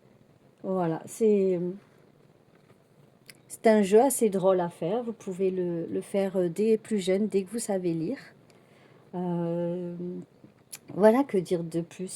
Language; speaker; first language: French; native; French